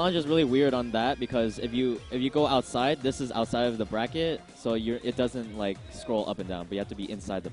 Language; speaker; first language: English; native; English